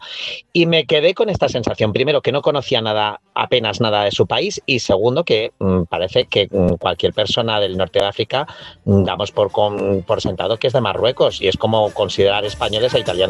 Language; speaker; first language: Spanish; native; Spanish